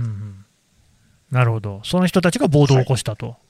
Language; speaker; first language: Japanese; native; Japanese